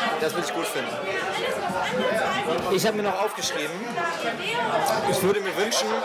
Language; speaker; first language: German; native; German